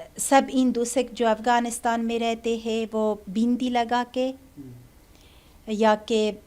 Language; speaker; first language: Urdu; non-native, learner; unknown